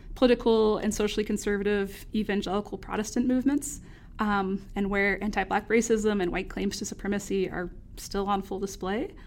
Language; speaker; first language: English; native; English